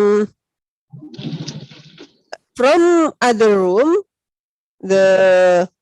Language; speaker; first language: English; non-native, learner; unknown